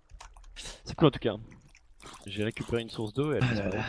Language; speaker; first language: French; native; French